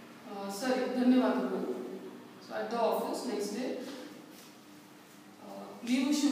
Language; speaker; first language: Kannada; non-native, learner; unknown